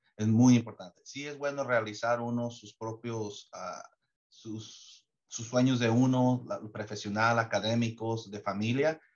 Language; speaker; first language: Spanish; early bilingual, heritage; Spanish